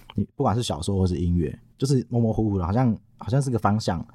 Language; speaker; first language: Chinese; non-native, local second language; Min Nan Chinese